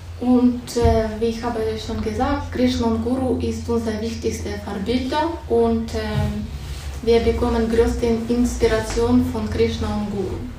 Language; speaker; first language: German; non-native, fluent; Russian